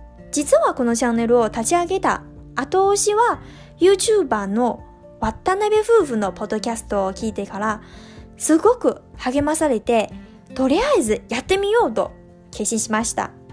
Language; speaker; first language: Japanese; non-native, fluent; Chinese